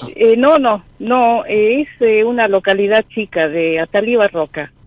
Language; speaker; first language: Spanish; native; Spanish